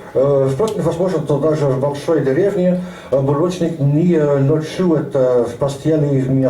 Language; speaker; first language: Russian; non-native, learner; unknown